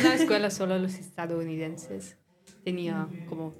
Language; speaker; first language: Spanish; non-native, learner; English